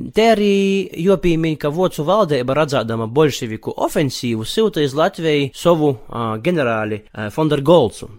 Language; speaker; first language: Latvian; native; Latvian